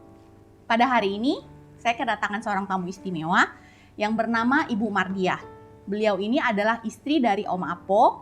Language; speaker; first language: Indonesian; native; Indonesian